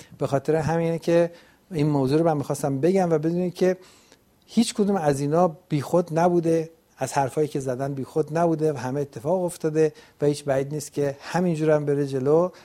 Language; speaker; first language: Persian; native; Persian